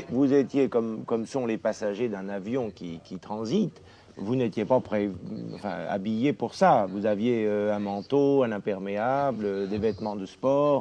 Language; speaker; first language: French; native; French